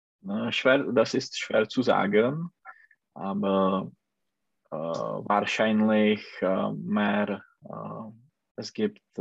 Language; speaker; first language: German; non-native, learner; Czech